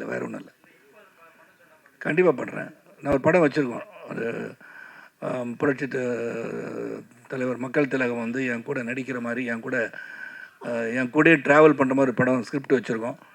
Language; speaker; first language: Tamil; native; Tamil